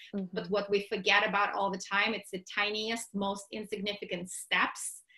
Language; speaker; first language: English; non-native, fluent; Russian